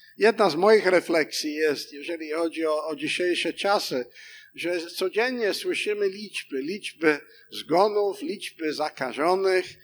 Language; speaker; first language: Polish; non-native, fluent; English